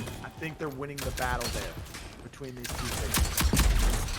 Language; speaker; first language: English; native; English